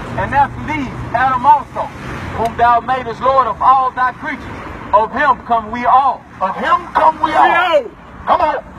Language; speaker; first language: English; native; English